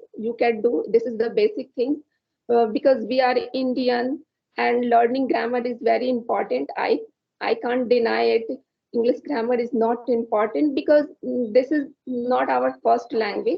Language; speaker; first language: English; non-native, learner; Hindi